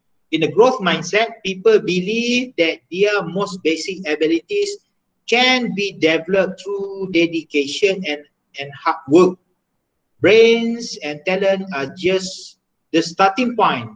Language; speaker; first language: English; non-native, local second language; Malay